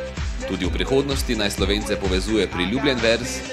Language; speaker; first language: Slovenian; native; Slovenian